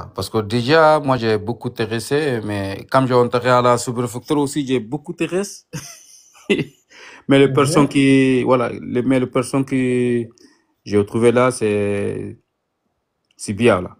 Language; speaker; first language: French; non-native, learner; Arabic